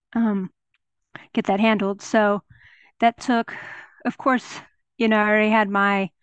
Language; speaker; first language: English; native; English